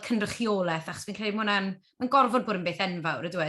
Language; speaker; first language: Welsh; native; Welsh